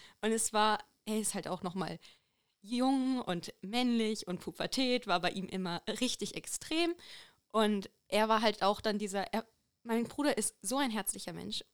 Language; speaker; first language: German; native; German